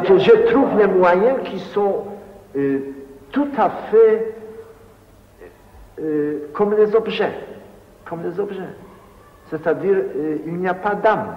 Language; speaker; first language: French; non-native, fluent; Polish